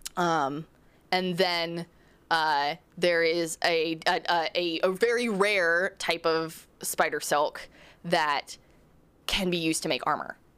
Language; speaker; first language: English; native; English